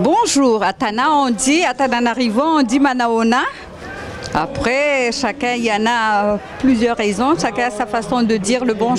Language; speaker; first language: French; non-native, local second language; Malagasy